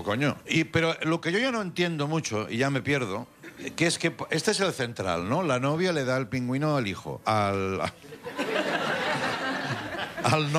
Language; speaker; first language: Spanish; native; Spanish